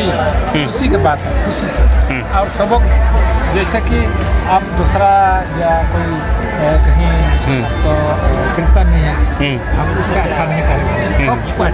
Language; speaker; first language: Hindi; non-native, local second language; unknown